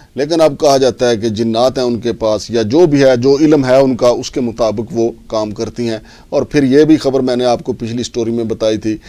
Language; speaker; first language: Urdu; native; Urdu